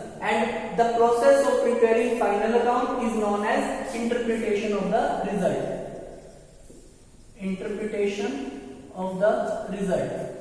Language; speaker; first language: English; non-native, local second language; Hindi